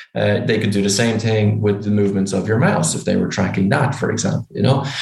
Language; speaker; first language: English; native; English